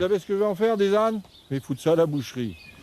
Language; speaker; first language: French; native; French